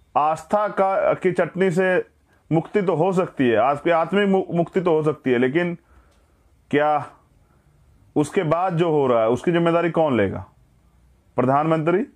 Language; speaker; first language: Hindi; native; Hindi